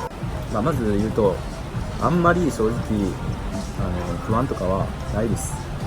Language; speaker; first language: Japanese; native; Japanese